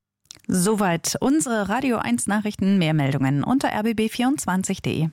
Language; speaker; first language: German; native; German